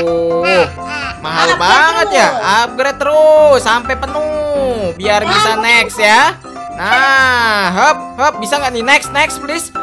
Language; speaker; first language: Indonesian; native; Indonesian